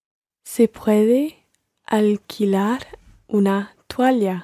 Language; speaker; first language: Spanish; non-native, learner; English